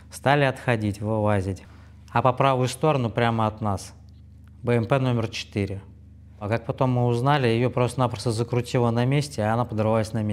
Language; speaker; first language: Russian; native; Russian